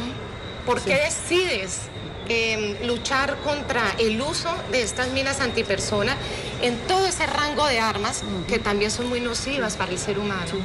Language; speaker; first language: Spanish; native; Spanish